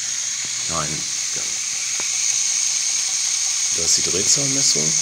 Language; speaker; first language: German; native; German